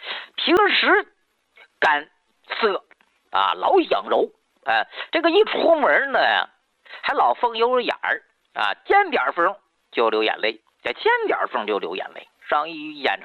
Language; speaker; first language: Chinese; native; Chinese